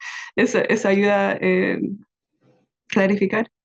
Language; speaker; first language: Spanish; non-native, fluent; English